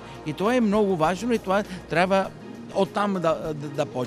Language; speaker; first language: Bulgarian; non-native, fluent; Italian